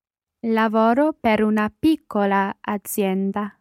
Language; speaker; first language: Italian; non-native, learner; English